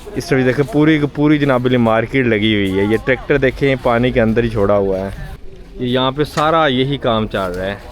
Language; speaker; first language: Urdu; native; Urdu